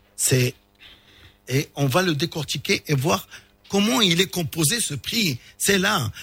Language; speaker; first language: French; non-native, local second language; Arabic